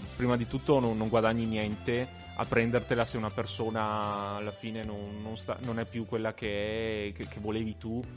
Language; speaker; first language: Italian; native; Italian